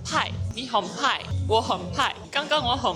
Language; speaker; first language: Chinese; non-native, learner; Korean